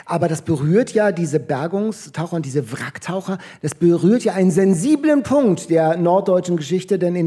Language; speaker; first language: German; native; German